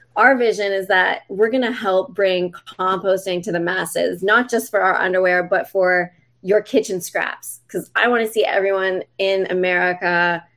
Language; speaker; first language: English; native; English